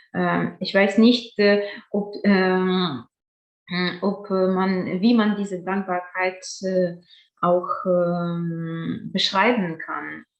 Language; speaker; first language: German; non-native, fluent; Ukrainian